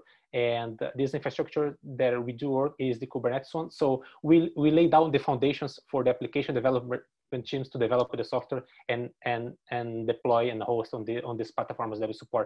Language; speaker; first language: English; non-native, fluent; Portuguese